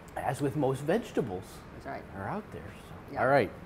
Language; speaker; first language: English; native; English